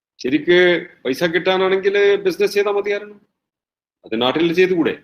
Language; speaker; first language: Malayalam; non-native, fluent; Hindi